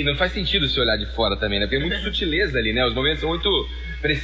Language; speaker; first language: Portuguese; native; Portuguese